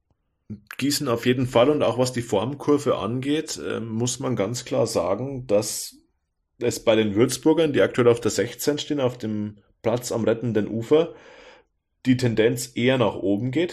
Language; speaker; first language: German; native; German